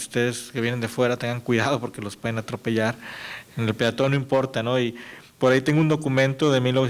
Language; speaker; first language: Spanish; native; Spanish